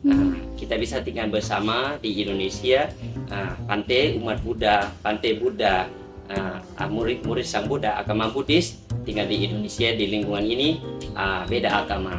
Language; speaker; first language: Indonesian; non-native, learner; Thai